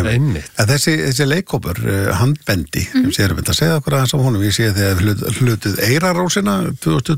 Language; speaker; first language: Icelandic; native; Icelandic